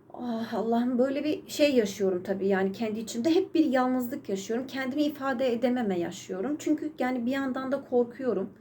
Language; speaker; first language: Turkish; native; Turkish